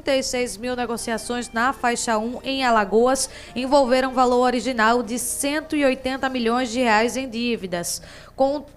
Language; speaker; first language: Portuguese; native; Portuguese